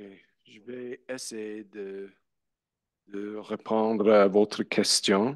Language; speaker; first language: French; non-native, learner; English